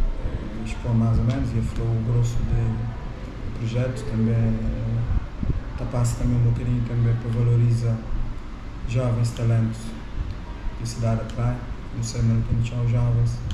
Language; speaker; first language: Portuguese; non-native, local second language; Kabuverdianu